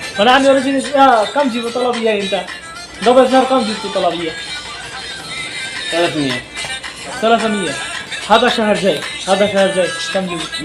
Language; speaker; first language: Arabic; non-native, learner; Bangla